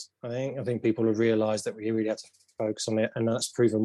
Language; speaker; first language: English; native; English